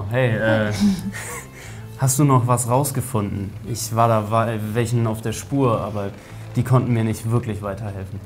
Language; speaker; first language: German; native; German